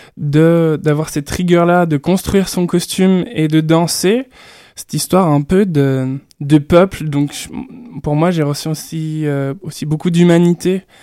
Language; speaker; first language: French; native; French